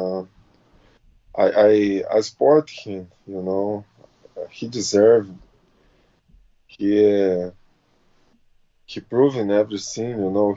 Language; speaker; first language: English; non-native, learner; Portuguese